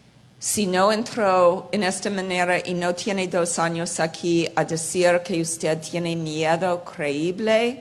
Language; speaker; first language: Spanish; non-native, fluent; English